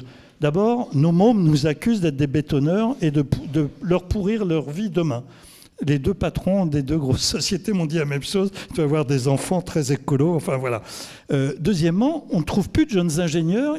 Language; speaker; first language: French; native; French